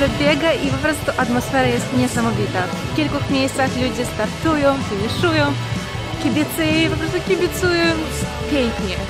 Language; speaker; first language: Polish; non-native, fluent; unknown